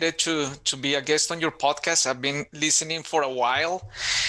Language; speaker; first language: English; non-native, fluent; Spanish